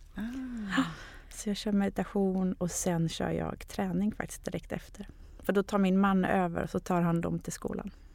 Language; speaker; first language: Swedish; native; Swedish